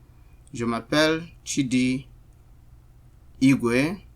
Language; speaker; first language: French; non-native, fluent; Igbo